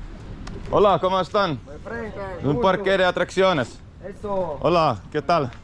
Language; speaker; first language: Spanish; non-native, learner; Finnish